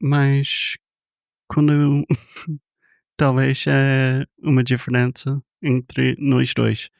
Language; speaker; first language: Portuguese; non-native, fluent; English